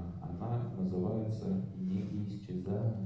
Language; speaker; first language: Russian; native; Russian